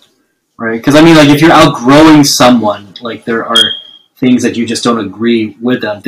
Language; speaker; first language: English; native; English